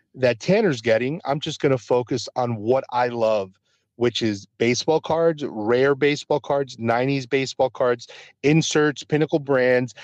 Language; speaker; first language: English; early bilingual, other home language; Spanish